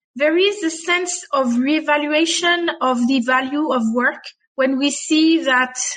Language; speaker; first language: English; non-native, fluent; French